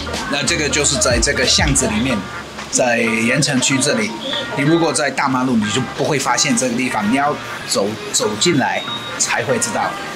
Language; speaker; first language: Chinese; non-native, fluent; English